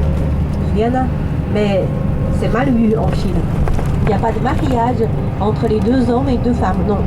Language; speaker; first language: French; non-native, learner; Chinese